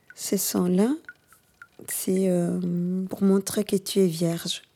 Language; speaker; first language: French; early bilingual, other home language; Somali